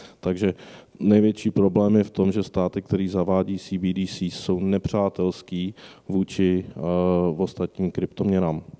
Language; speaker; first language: Czech; native; Czech